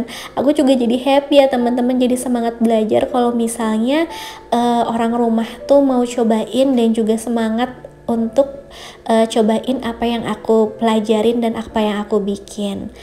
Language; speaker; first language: Indonesian; native; Indonesian